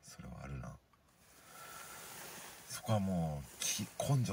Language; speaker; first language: Japanese; native; Japanese